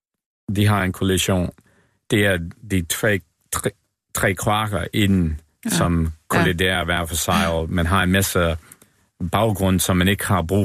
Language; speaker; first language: Danish; non-native, fluent; English